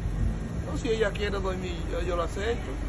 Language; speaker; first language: Spanish; native; Spanish